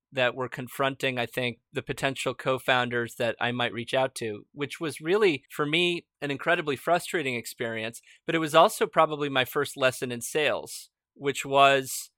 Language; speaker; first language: English; early bilingual, other home language; Spanish